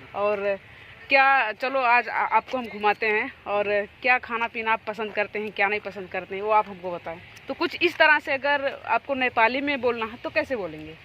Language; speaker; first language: Hindi; native; Hindi